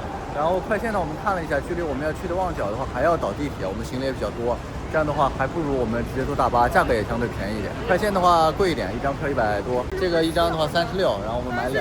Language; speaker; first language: Chinese; native; Chinese